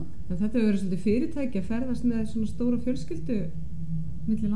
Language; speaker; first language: Icelandic; native; Icelandic